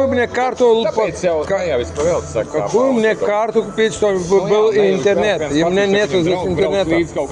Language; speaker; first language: Russian; non-native, learner; Lithuanian